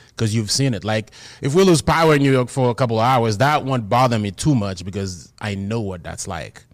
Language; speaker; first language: English; non-native, fluent; Haitian Creole